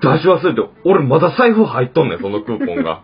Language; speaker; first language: Japanese; native; Japanese